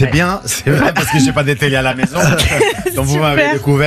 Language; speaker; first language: French; non-native, fluent; Spanish